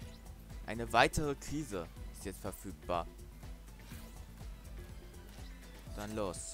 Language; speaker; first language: German; native; German